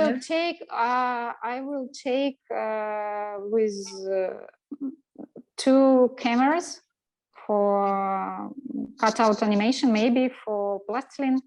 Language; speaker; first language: English; non-native, learner; Russian